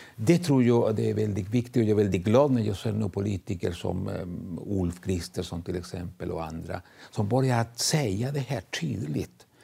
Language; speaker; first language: Swedish; non-native, fluent; Spanish